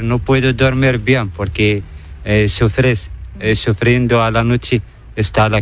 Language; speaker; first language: Spanish; non-native, learner; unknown